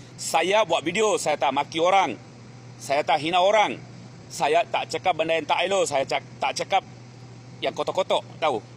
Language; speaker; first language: Malay; non-native, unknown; Bangla